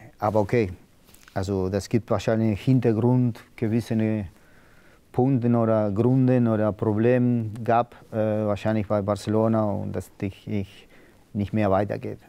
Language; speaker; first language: German; non-native, learner; Spanish